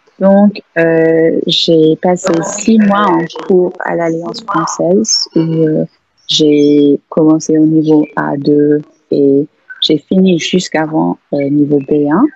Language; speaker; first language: French; non-native, fluent; English